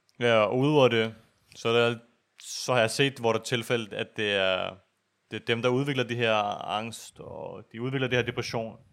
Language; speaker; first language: Danish; early bilingual, other home language; Urdu